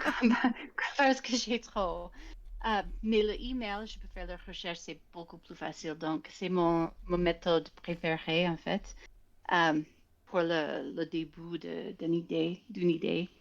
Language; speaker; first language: French; non-native, fluent; English